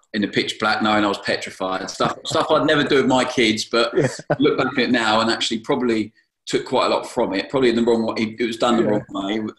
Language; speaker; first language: English; native; English